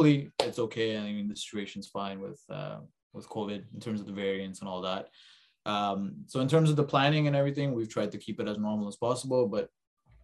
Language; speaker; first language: English; native; English